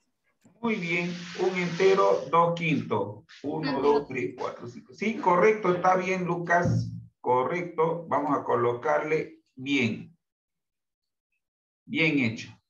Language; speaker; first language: Spanish; native; Spanish